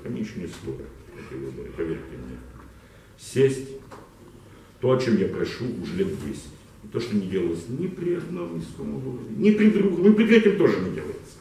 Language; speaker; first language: Russian; non-native, local second language; Ukrainian